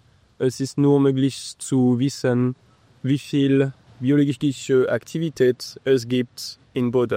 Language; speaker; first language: German; non-native, learner; English